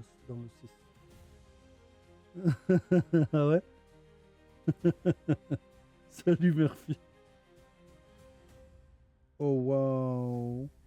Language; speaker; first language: French; native; French